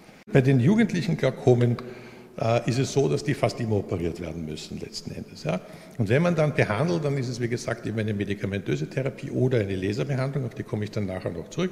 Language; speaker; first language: German; native; German